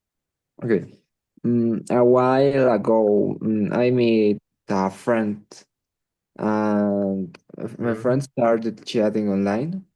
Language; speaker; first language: English; non-native, learner; Spanish